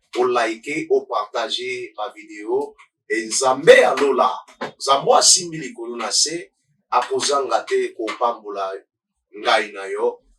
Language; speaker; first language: Lingala; native; Lingala